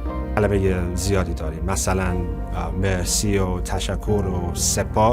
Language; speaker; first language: Persian; non-native, fluent; English